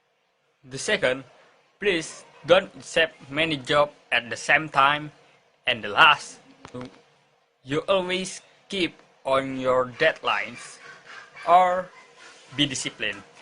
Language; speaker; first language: English; non-native, learner; Indonesian